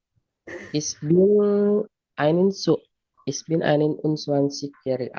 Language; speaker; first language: German; non-native, learner; Indonesian